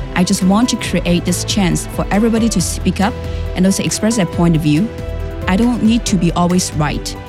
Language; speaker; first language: English; non-native, fluent; Chinese